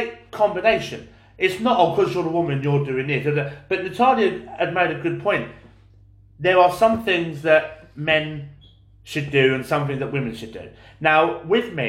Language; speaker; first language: English; native; English